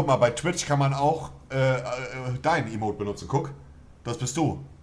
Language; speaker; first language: German; native; German